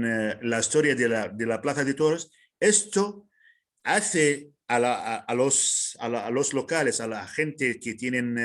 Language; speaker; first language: Spanish; non-native, fluent; Arabic